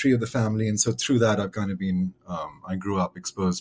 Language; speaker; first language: English; native; English